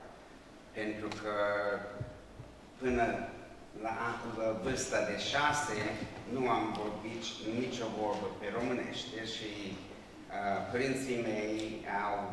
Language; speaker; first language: Romanian; non-native, local second language; Hungarian